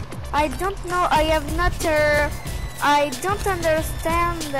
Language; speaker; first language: English; non-native, learner; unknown